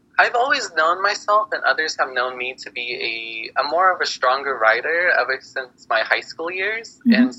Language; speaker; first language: English; native; English